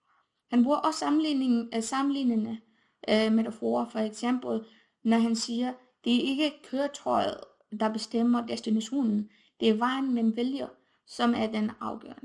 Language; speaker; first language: Danish; non-native, fluent; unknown